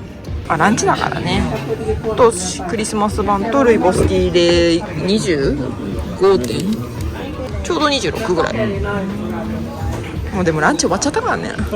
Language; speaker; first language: Japanese; native; Japanese